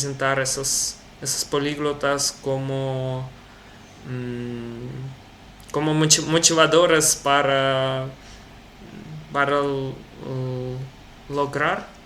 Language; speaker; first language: Portuguese; non-native, learner; Russian